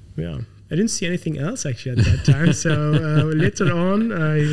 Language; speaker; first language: English; non-native, fluent; Arabic